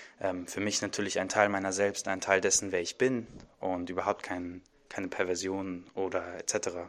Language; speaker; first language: German; early bilingual, other home language; Arabic